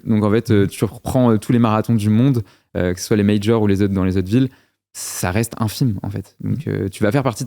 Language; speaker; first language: French; native; French